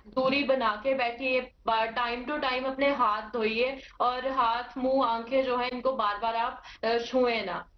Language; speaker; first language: Hindi; native; Hindi